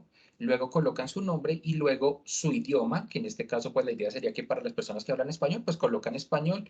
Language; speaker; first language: Spanish; native; Spanish